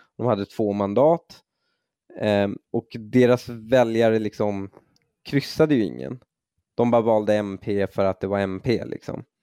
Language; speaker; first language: Swedish; early bilingual, other home language; Persian